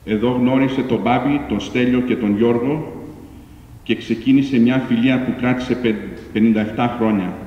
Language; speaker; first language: Greek; early bilingual, other home language; English